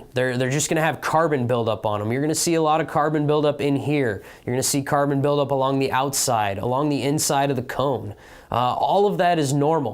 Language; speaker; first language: English; native; English